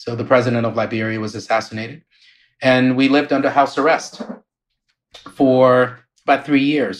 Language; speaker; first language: English; native; English